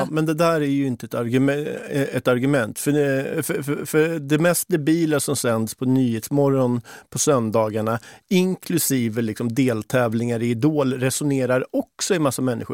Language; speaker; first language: Swedish; native; Swedish